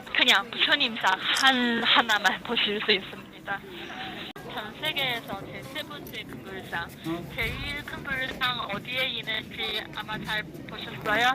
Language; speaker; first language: Korean; non-native, fluent; Chinese